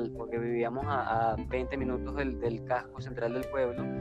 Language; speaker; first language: Spanish; native; Spanish